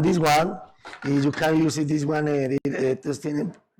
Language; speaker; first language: English; non-native, learner; Spanish